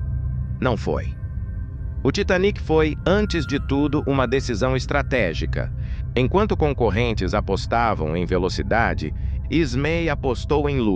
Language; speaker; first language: Portuguese; native; Portuguese